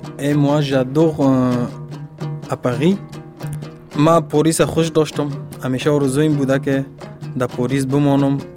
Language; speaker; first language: French; non-native, learner; Persian